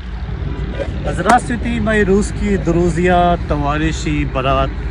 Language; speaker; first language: Russian; non-native, learner; Urdu